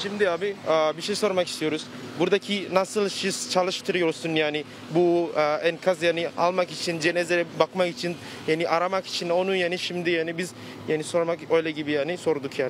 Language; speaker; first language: Turkish; non-native, learner; Indonesian